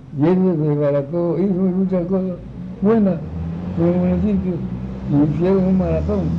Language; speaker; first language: Spanish; native; Spanish